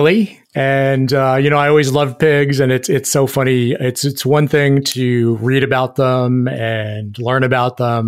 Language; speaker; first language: English; native; English